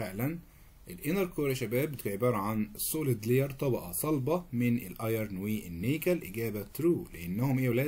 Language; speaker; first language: Arabic; native; Arabic